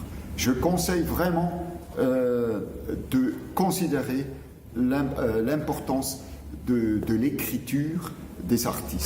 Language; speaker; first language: French; non-native, local second language; German